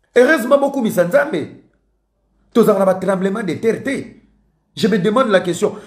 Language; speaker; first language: French; non-native, local second language; Lingala